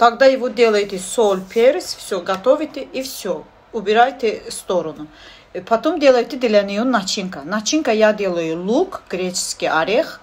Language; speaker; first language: Russian; non-native, fluent; Azerbaijani